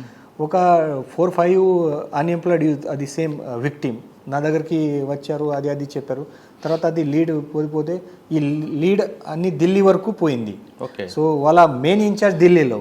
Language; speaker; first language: Telugu; non-native, fluent; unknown